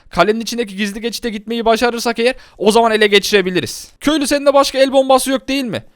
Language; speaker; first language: Turkish; native; Turkish